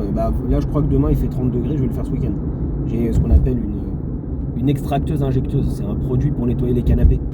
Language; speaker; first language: French; native; French